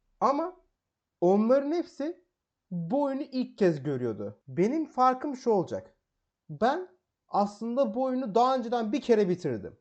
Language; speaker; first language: Turkish; native; Turkish